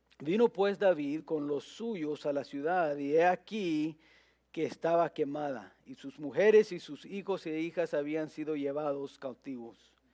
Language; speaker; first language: Spanish; early bilingual, heritage; Spanish